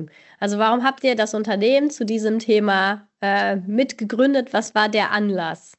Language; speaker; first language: German; native; German